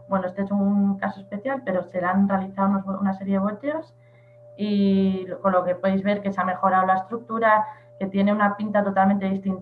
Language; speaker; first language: Spanish; native; Spanish